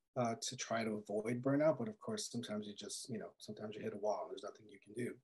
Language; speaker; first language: English; native; English